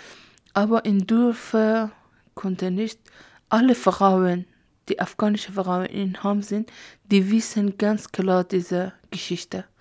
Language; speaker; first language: German; non-native, learner; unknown